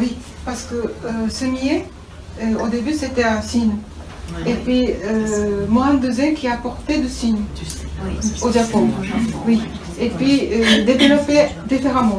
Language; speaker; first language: French; non-native, learner; Japanese